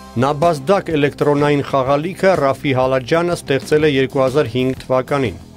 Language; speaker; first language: Armenian; native; Armenian